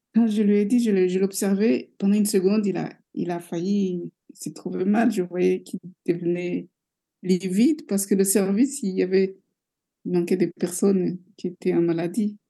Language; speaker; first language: French; non-native, local second language; Rundi